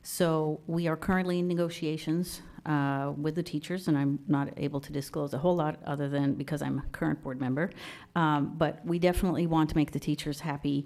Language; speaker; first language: English; early bilingual, other home language; Persian